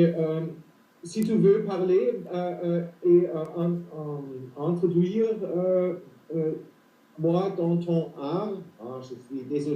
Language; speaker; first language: French; non-native, fluent; German